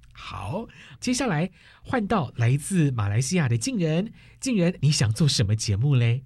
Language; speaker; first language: Chinese; native; Chinese